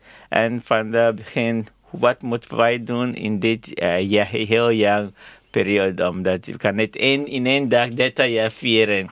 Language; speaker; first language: Dutch; non-native, learner; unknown